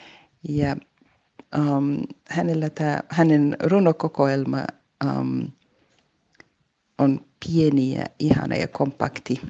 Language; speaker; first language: Finnish; non-native, fluent; Arabic